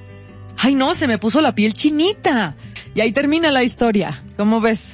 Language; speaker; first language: Spanish; native; Spanish